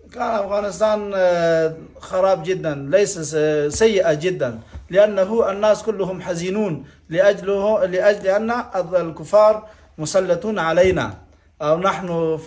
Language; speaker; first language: Arabic; non-native, fluent; Pashto